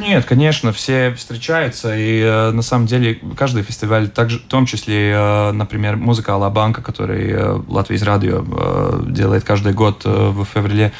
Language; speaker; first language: Russian; non-native, local second language; Latvian